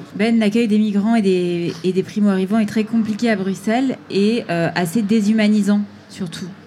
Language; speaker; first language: French; native; French